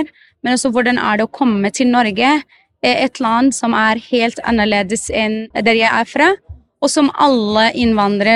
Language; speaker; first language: Norwegian; non-native, fluent; Arabic